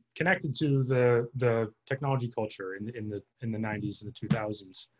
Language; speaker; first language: English; native; English